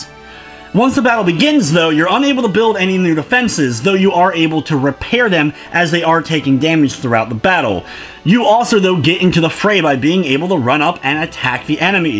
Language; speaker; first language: English; native; English